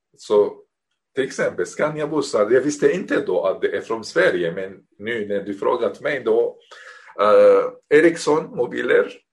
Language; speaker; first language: Swedish; non-native, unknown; Arabic